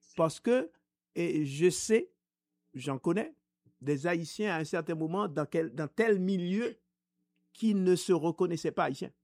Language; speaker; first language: French; non-native, local second language; Haitian Creole